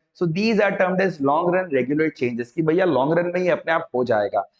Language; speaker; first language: Hindi; native; Hindi